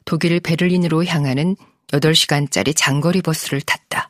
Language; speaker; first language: Korean; native; Korean